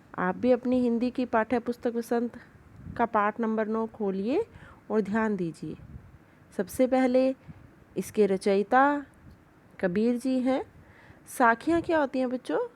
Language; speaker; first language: Hindi; native; Hindi